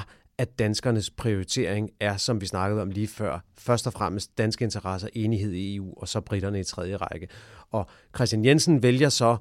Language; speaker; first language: Danish; native; Danish